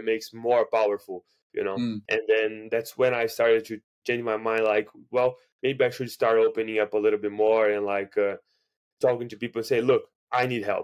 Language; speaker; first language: English; non-native, fluent; Portuguese